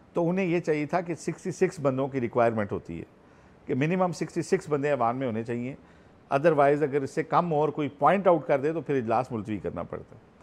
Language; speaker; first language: Urdu; native; Urdu